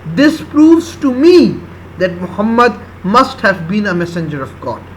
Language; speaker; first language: English; non-native, local second language; Urdu